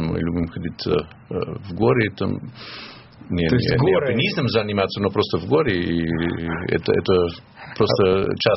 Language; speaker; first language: Russian; non-native, fluent; German